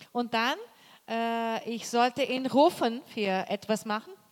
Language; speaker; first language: German; non-native, fluent; Portuguese